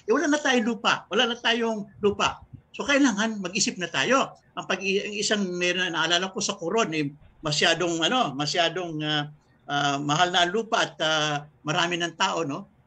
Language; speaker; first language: Filipino; native; Filipino